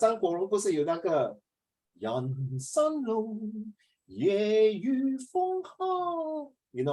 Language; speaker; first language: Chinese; native; Chinese